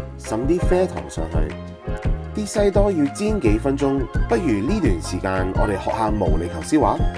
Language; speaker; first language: Cantonese; early bilingual, heritage; Cantonese